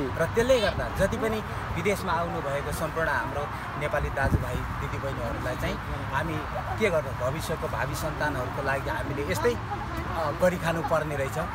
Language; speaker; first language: Nepali; native; Nepali